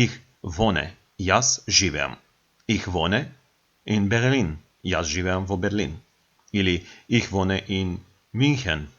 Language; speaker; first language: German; non-native, fluent; Macedonian